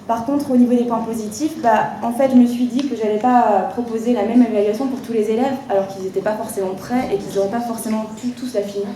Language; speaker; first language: French; native; French